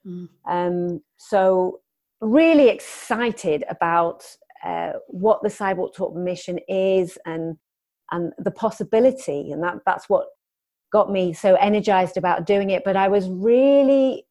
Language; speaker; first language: English; native; English